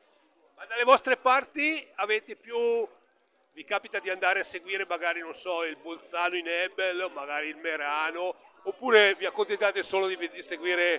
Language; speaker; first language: Italian; native; Italian